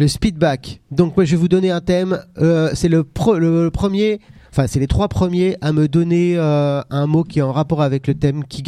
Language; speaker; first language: French; native; French